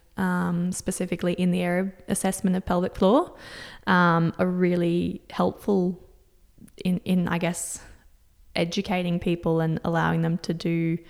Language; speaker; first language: English; native; English